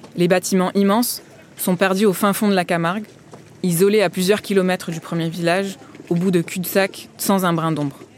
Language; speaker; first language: French; native; French